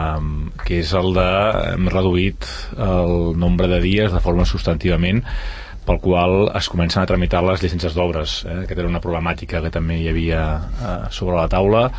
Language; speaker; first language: Catalan; native; Catalan